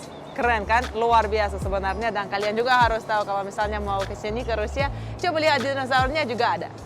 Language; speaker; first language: Indonesian; non-native, fluent; Russian